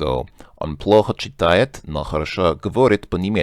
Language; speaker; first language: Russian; non-native, learner; English